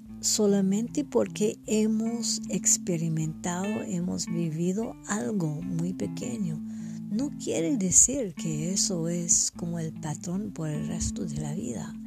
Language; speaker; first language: Spanish; non-native, fluent; French